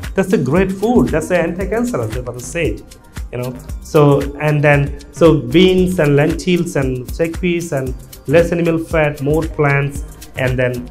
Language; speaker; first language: English; non-native, local second language; Bangla